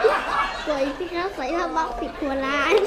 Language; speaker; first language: Thai; native; Thai